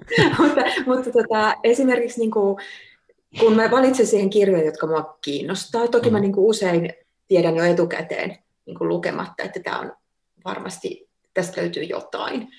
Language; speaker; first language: Finnish; native; Finnish